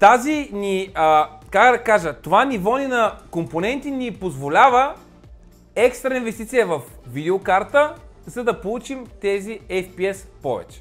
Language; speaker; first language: Bulgarian; native; Bulgarian